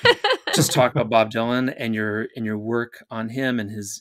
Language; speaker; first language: English; native; English